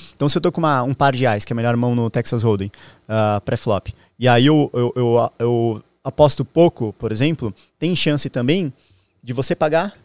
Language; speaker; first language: Portuguese; native; Portuguese